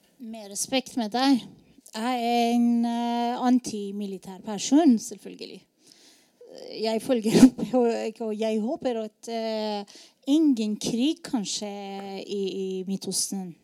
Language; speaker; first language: Norwegian; non-native, learner; Persian